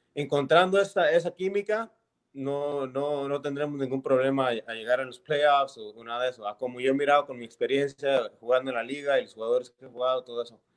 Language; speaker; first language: Spanish; native; Spanish